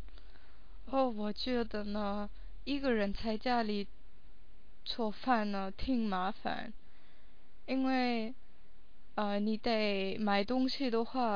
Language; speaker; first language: Chinese; non-native, fluent; English